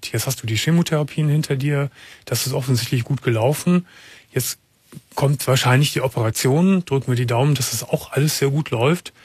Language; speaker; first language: German; native; German